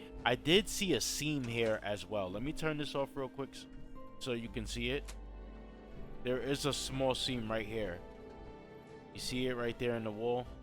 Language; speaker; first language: English; native; English